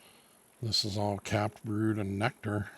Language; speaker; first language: English; native; English